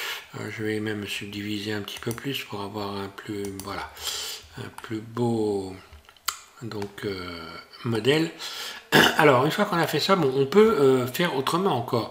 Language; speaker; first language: French; native; French